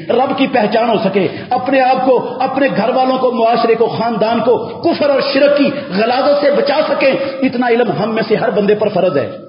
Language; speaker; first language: Urdu; native; Urdu